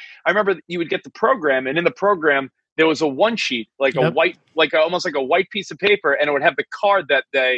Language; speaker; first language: English; native; English